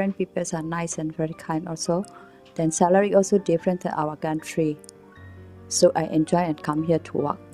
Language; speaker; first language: English; non-native, learner; Burmese